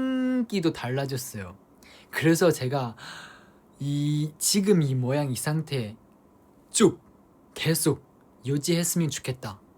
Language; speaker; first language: Korean; non-native, fluent; Chinese